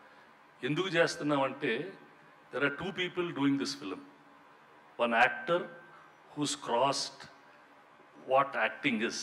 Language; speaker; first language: Telugu; native; Telugu